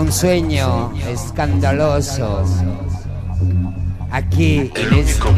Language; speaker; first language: Spanish; non-native, learner; Italian